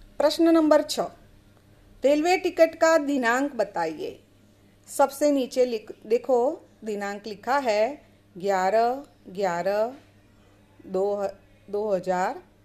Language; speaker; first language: Hindi; non-native, local second language; Gujarati